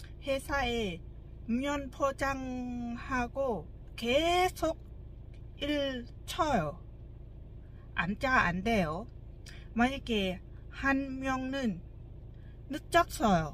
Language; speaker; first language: Korean; non-native, learner; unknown